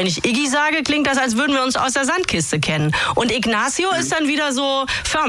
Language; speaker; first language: German; native; German